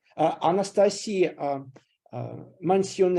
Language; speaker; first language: French; non-native, fluent; Russian